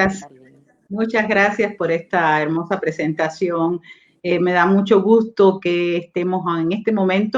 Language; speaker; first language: Spanish; native; Spanish